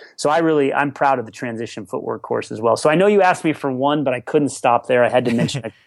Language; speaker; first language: English; native; English